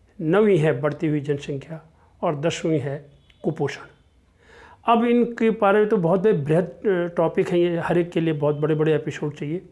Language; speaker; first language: Hindi; non-native, local second language; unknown